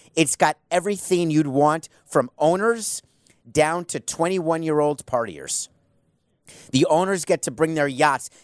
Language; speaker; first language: English; native; English